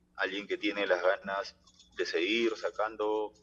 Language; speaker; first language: Spanish; native; Spanish